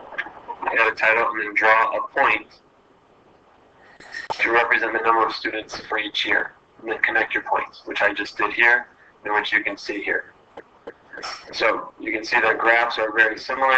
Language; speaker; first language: English; native; English